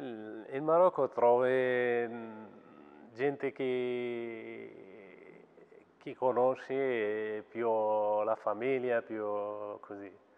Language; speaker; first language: Italian; non-native, fluent; Arabic